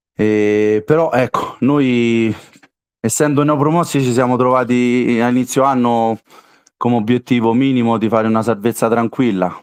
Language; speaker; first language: Italian; native; Italian